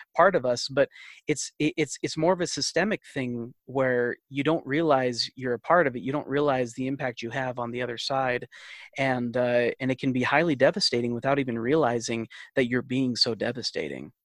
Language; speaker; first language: English; native; English